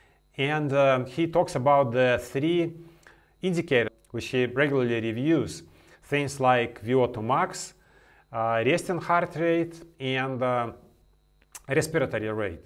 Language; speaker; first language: English; non-native, fluent; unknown